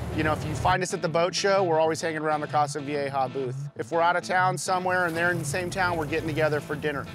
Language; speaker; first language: English; native; English